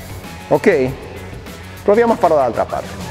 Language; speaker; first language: Italian; native; Italian